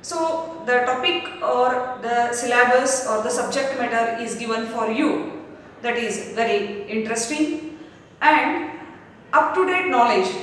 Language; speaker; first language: English; non-native, local second language; Kannada